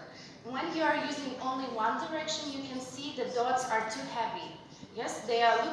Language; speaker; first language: English; non-native, fluent; Russian